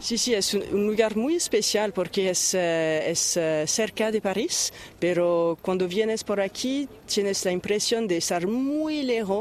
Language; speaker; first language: Spanish; non-native, fluent; French